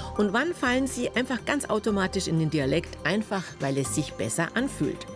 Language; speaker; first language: German; native; German